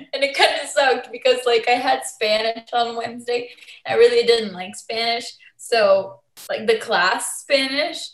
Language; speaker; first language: English; early bilingual, other home language; Portuguese